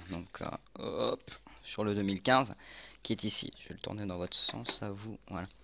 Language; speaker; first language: French; native; French